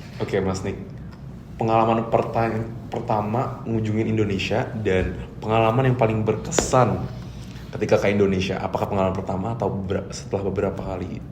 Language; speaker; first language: Indonesian; native; Indonesian